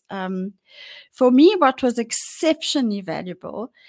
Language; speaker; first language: English; native; English